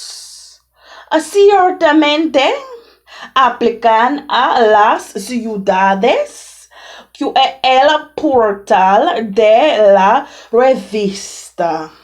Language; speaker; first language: Spanish; non-native, learner; English